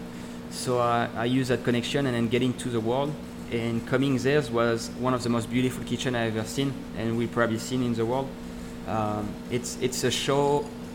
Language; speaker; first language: English; non-native, learner; French